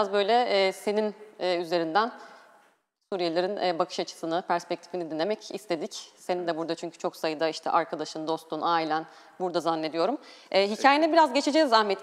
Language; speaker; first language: Turkish; native; Turkish